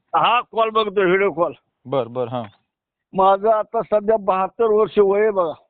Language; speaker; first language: Marathi; native; Marathi